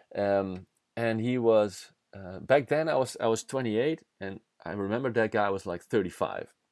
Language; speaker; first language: English; non-native, fluent; Dutch